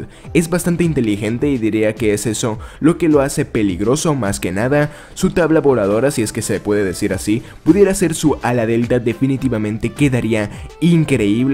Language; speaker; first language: Spanish; native; Spanish